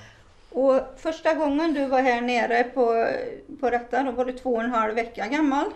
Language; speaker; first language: Swedish; native; Swedish